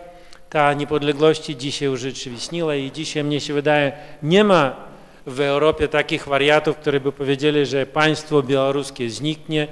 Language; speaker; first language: Polish; early bilingual, heritage; Russian